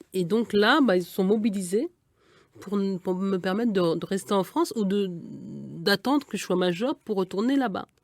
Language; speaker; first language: French; early bilingual, other home language; Igbo